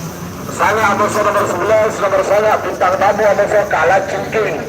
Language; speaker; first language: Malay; non-native, local second language; Madurese